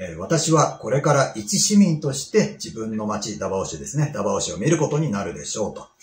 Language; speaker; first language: Japanese; native; Japanese